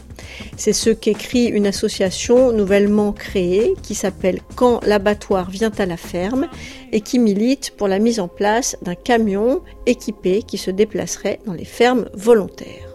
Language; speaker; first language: French; native; French